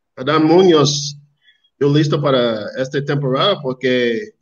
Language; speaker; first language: Spanish; non-native, learner; English